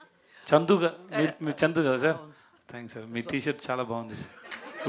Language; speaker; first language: Telugu; non-native, learner; Tamil